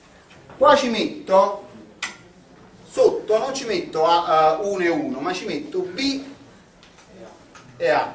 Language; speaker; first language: Italian; native; Italian